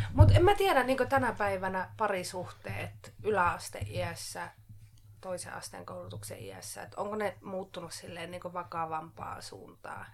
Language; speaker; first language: Finnish; non-native, local second language; Swedish